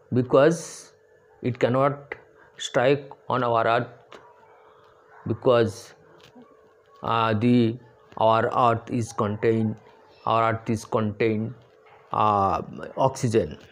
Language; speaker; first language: English; non-native, local second language; Bangla